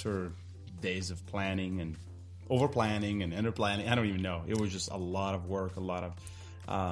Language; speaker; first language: English; non-native, fluent; Arabic